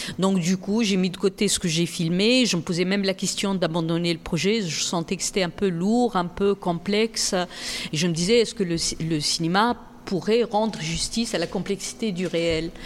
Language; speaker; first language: French; non-native, local second language; Arabic